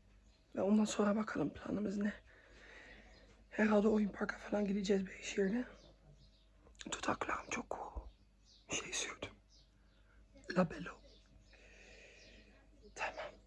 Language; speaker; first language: Turkish; early bilingual, heritage; Turkish